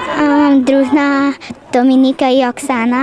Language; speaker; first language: Polish; early bilingual, heritage; Polish